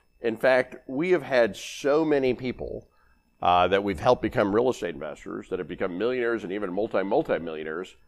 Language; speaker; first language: English; native; English